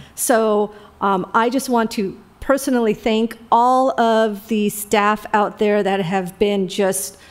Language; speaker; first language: English; native; English